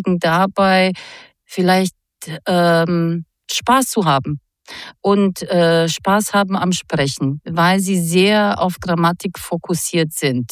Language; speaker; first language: German; non-native, fluent; Croatian